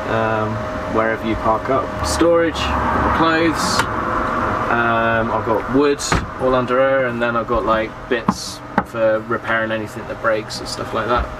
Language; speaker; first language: English; native; English